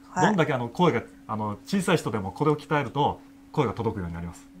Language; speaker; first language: Japanese; native; Japanese